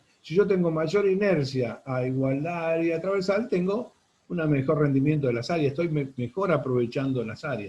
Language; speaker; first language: Spanish; native; Spanish